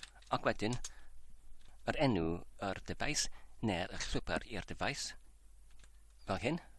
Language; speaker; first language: Welsh; non-native, learner; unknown